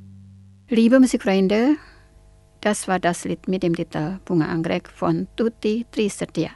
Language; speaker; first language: German; non-native, fluent; Indonesian